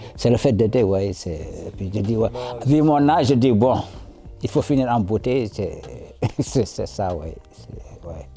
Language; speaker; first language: French; non-native, local second language; Wolof